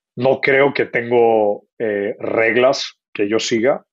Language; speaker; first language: Spanish; native; Spanish